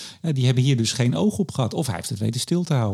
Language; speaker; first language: Dutch; native; Dutch